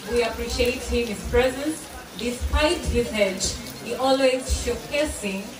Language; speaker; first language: English; non-native, local second language; Swahili